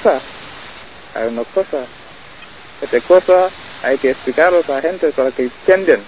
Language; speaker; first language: Spanish; non-native, learner; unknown